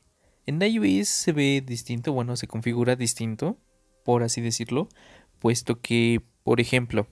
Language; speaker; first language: Spanish; native; Spanish